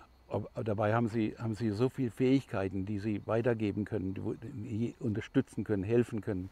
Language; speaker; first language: German; non-native, fluent; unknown